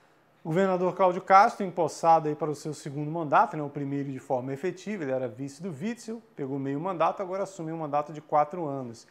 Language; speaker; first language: Portuguese; native; Portuguese